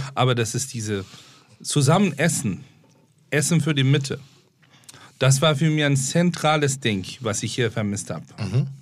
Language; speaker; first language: German; non-native, fluent; Turkish